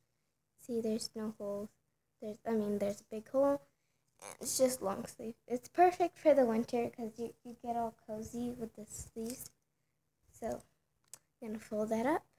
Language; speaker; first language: English; native; English